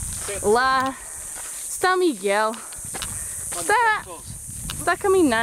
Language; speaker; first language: Portuguese; non-native, learner; English